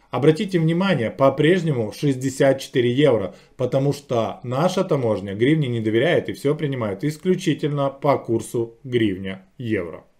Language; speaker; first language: Russian; native; Russian